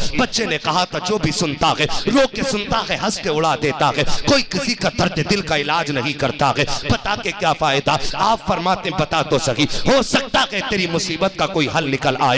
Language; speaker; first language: Urdu; native; Urdu